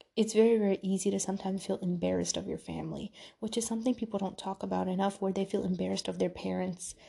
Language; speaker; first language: English; early bilingual, other home language; Urdu